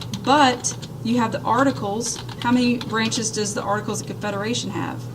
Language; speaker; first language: English; native; English